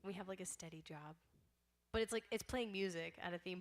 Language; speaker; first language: English; native; English